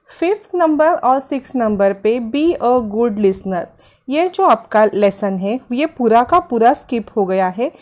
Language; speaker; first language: Hindi; non-native, local second language; Marathi